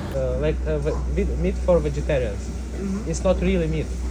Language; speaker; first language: English; non-native, learner; Ukrainian